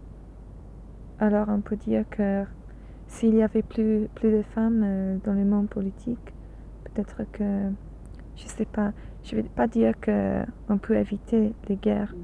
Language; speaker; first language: French; non-native, learner; English